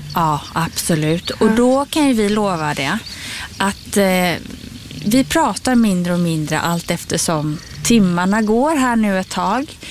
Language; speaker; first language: Swedish; native; Swedish